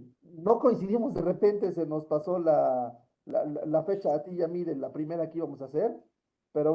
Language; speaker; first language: Spanish; native; Spanish